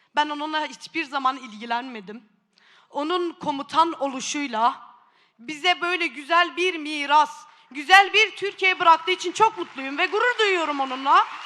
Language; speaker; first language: Turkish; native; Turkish